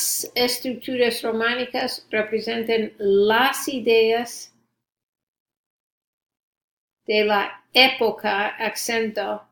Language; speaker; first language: Spanish; non-native, fluent; English